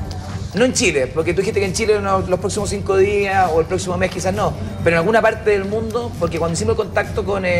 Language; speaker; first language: Spanish; native; Spanish